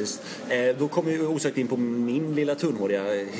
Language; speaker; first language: Swedish; native; Swedish